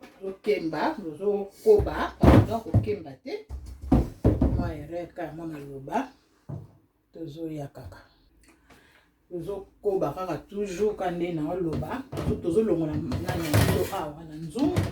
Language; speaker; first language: Lingala; non-native, local second language; Kongo